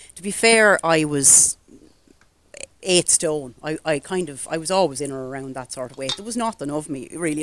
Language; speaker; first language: English; native; English